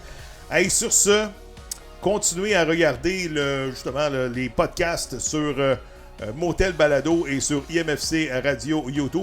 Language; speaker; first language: French; native; French